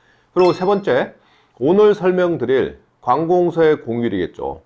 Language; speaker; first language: Korean; native; Korean